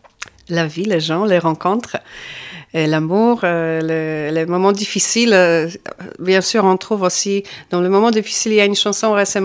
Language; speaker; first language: French; non-native, fluent; Polish